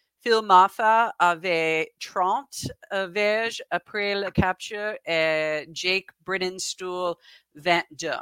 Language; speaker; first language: French; non-native, learner; English